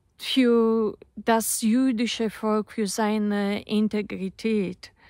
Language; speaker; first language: German; non-native, fluent; Polish